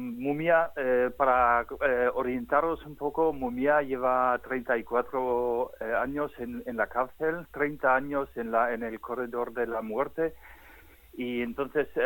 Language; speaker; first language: Spanish; non-native, fluent; German